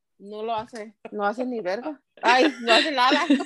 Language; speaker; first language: Spanish; early bilingual, heritage; Spanish